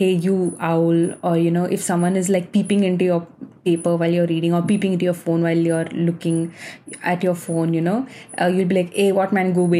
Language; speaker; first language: English; non-native, local second language; Malayalam